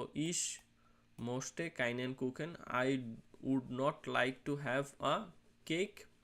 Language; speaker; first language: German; non-native, learner; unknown